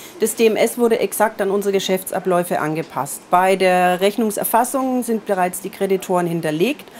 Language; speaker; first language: German; native; German